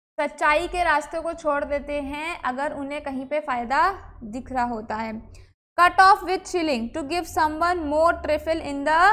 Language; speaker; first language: Hindi; native; Hindi